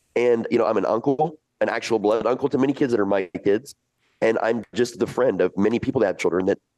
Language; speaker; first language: English; early bilingual, other home language; Italian